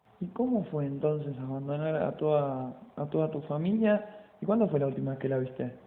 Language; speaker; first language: Spanish; native; Spanish